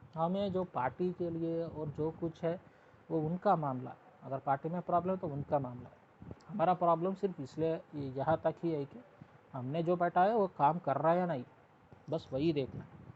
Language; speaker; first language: Hindi; non-native, local second language; Telugu